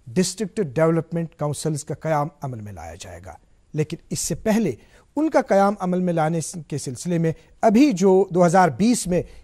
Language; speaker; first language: Hindi; non-native, local second language; Kashmiri